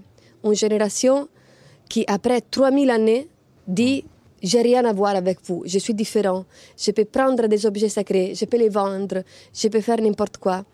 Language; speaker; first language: French; non-native, fluent; Italian